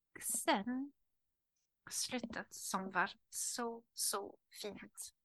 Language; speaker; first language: Swedish; non-native, learner; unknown